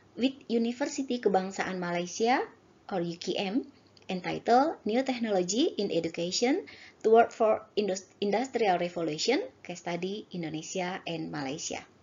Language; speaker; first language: English; non-native, learner; Indonesian